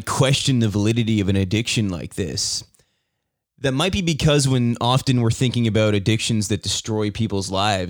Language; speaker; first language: English; native; English